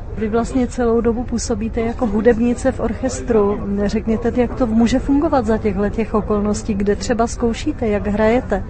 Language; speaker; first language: Czech; native; Czech